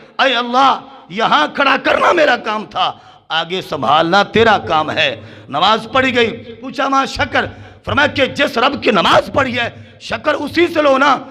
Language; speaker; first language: Urdu; non-native, local second language; Punjabi